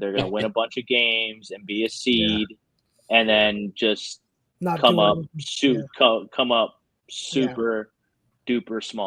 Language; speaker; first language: English; native; English